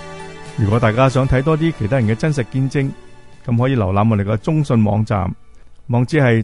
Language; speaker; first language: Chinese; native; Chinese